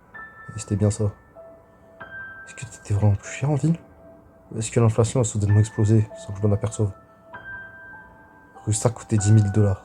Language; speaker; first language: French; native; French